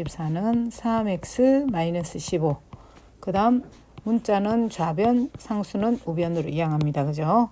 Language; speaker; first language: Korean; native; Korean